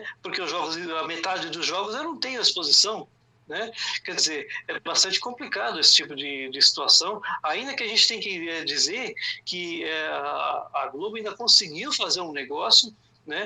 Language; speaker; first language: Portuguese; native; Portuguese